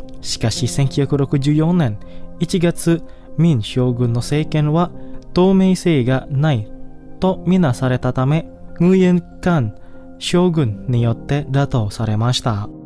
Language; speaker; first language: Japanese; non-native, fluent; Indonesian